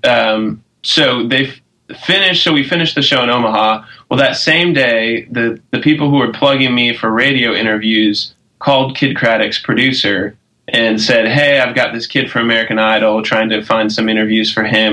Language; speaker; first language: English; native; English